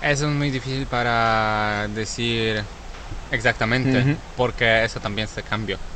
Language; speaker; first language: Spanish; non-native, learner; Polish